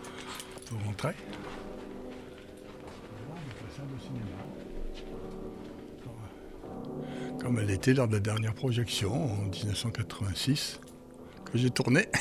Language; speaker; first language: French; native; French